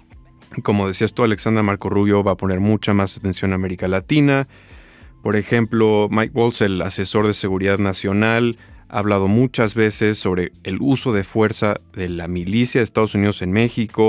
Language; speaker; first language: Spanish; native; Spanish